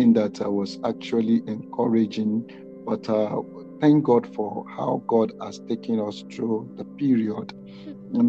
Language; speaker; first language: English; non-native, local second language; Yoruba